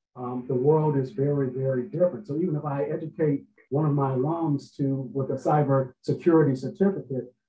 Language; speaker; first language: English; native; English